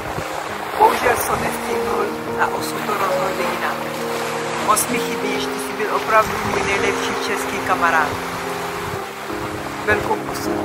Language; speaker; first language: Czech; non-native, fluent; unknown